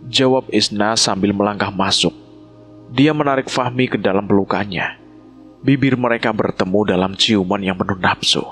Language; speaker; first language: Indonesian; native; Indonesian